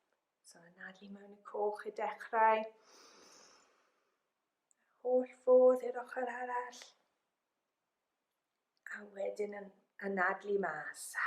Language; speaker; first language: Welsh; non-native, local second language; English